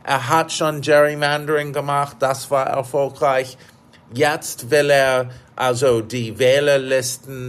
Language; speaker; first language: German; non-native, fluent; English